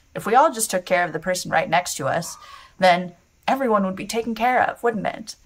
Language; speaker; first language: English; native; English